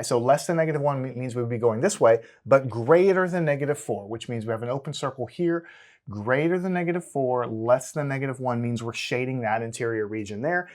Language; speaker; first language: English; native; English